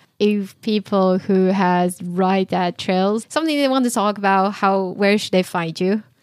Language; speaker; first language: English; non-native, fluent; Chinese